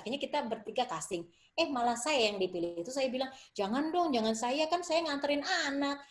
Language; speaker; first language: Indonesian; native; Indonesian